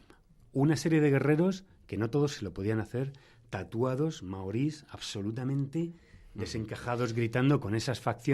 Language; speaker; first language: Spanish; native; Spanish